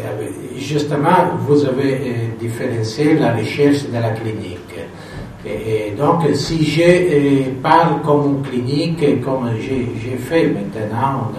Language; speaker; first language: French; non-native, fluent; Italian